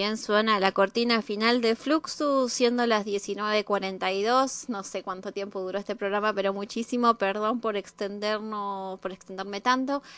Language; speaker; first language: Spanish; native; Spanish